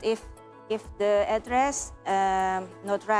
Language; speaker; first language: English; non-native, learner; Dutch